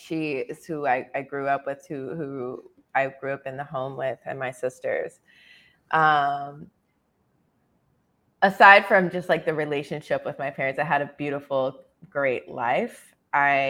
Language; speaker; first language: English; native; English